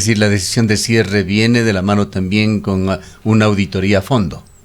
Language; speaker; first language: Spanish; native; Spanish